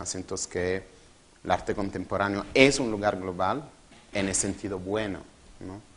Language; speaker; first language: Spanish; non-native, fluent; Italian